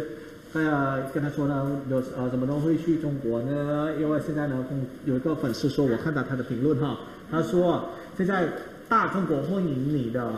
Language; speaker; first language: Chinese; non-native, fluent; Thai